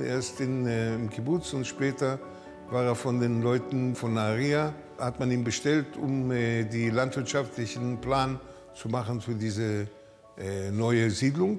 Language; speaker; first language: German; early bilingual, heritage; German